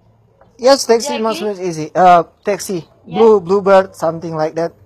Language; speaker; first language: English; non-native, learner; Indonesian